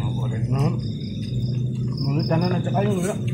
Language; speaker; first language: Indonesian; non-native, local second language; Sundanese